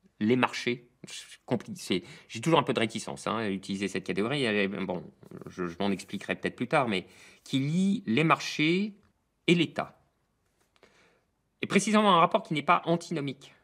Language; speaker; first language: French; native; French